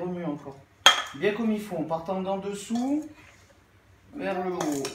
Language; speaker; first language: French; native; French